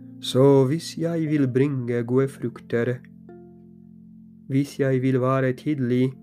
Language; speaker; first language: Norwegian; non-native, fluent; Polish